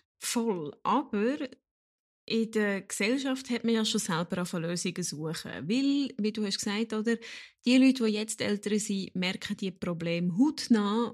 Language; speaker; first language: German; native; German